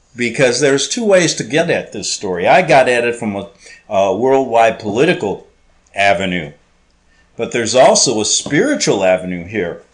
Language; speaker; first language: English; native; English